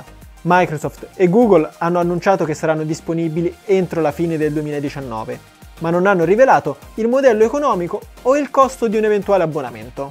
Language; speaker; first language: Italian; native; Italian